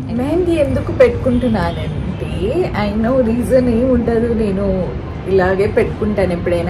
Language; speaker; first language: Telugu; non-native, local second language; Urdu